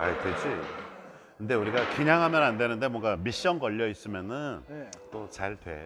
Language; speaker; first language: Korean; native; Korean